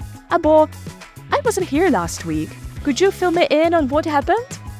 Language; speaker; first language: English; non-native, fluent; Ukrainian